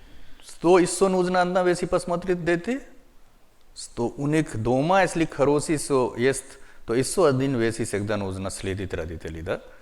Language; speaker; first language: Russian; non-native, learner; Hindi